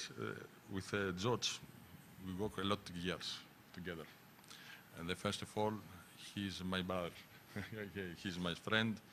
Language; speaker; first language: English; non-native, learner; Greek